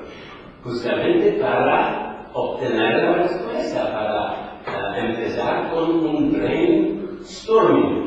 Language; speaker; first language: Spanish; non-native, fluent; Polish